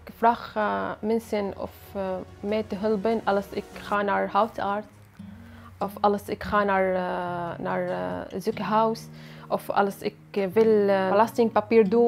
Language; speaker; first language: Dutch; non-native, learner; Arabic